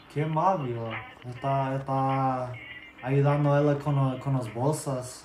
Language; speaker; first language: Portuguese; non-native, learner; English